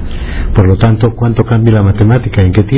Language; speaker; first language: Spanish; native; Spanish